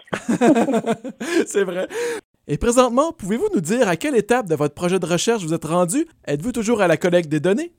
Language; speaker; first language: French; native; French